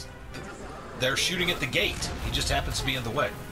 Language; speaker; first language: English; native; English